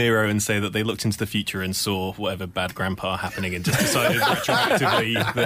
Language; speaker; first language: English; native; English